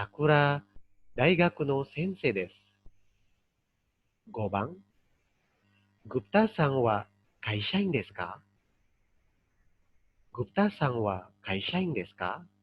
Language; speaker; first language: Japanese; non-native, fluent; Indonesian